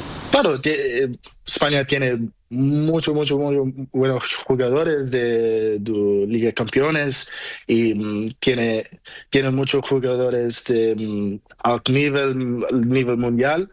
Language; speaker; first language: Spanish; non-native, learner; Portuguese